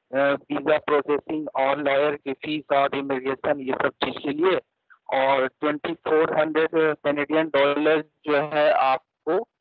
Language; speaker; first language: Hindi; native; Hindi